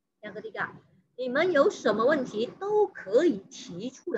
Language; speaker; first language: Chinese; non-native, fluent; Indonesian